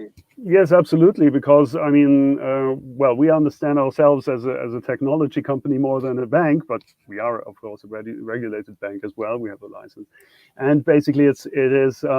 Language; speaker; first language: English; non-native, fluent; German